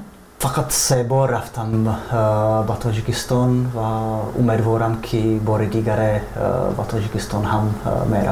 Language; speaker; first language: Persian; non-native, fluent; Czech